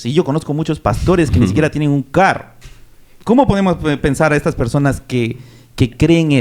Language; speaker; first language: Spanish; native; Spanish